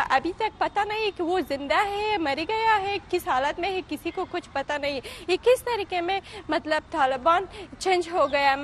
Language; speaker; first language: Hindi; non-native, fluent; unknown